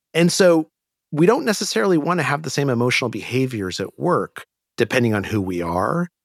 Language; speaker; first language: English; native; English